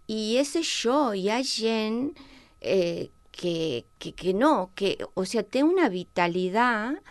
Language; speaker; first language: Catalan; non-native, local second language; Spanish